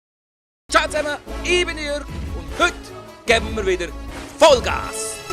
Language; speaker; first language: German; native; German